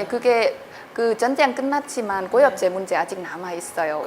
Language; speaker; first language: Korean; non-native, fluent; Vietnamese